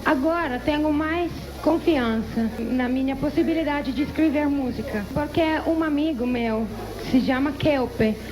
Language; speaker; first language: Portuguese; non-native, learner; Italian